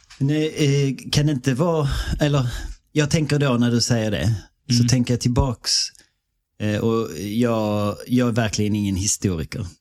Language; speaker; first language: Swedish; native; Swedish